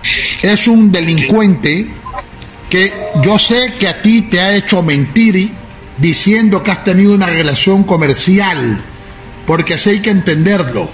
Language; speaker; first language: Spanish; native; Spanish